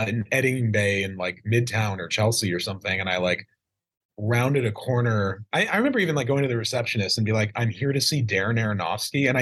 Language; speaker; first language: English; native; English